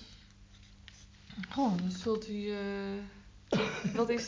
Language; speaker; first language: Dutch; native; Dutch